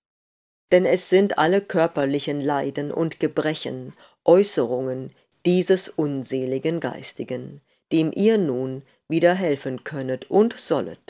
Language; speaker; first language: German; native; German